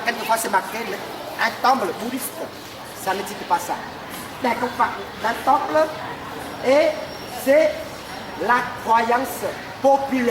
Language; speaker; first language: French; non-native, fluent; Vietnamese